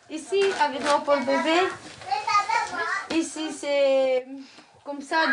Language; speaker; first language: French; non-native, learner; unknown